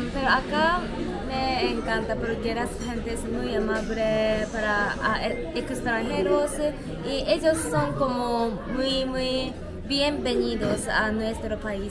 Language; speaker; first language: Spanish; non-native, learner; Japanese